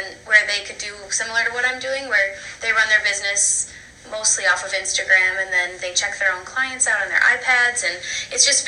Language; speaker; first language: English; native; English